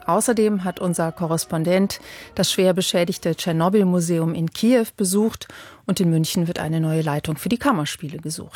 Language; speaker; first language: German; native; German